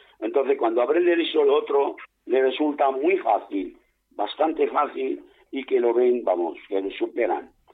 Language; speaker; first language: Spanish; non-native, fluent; Arabic